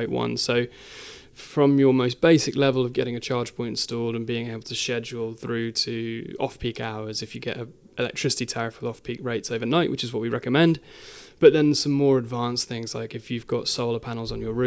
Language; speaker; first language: English; native; English